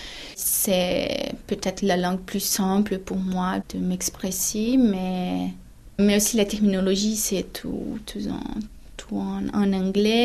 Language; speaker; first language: French; non-native, fluent; Portuguese